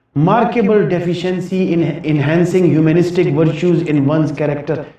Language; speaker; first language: English; non-native, local second language; Urdu